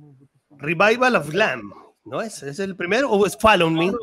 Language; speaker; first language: Spanish; native; Spanish